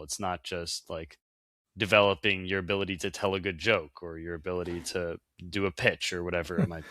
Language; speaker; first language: English; native; English